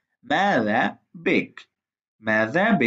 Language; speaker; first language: Arabic; non-native, fluent; Urdu